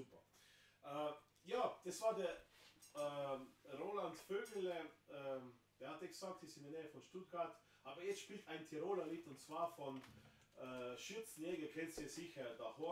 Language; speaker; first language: German; non-native, fluent; Slovenian